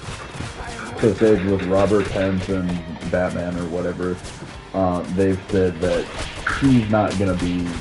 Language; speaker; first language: English; native; English